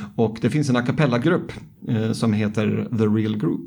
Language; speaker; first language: Swedish; non-native, fluent; Arabic